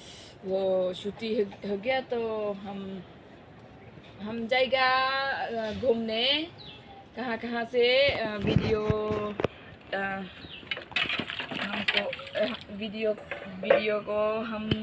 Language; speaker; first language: Hindi; non-native, local second language; Khasi